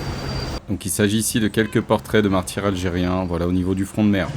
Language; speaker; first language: French; native; French